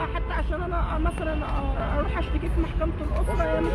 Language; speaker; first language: Arabic; native; Arabic